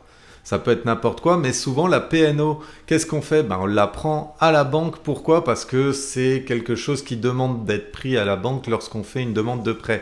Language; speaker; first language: French; native; French